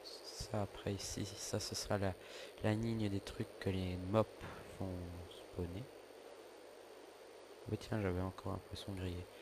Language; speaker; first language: French; native; French